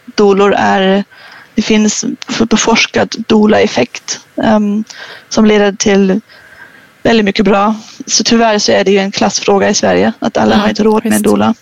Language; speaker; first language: Swedish; non-native, fluent; German